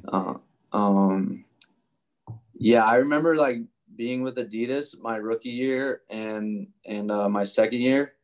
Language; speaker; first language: English; native; English